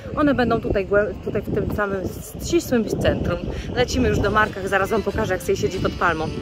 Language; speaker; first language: Polish; native; Polish